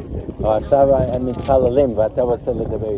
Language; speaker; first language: Hebrew; non-native, learner; English